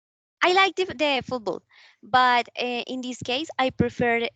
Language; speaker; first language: English; non-native, learner; Spanish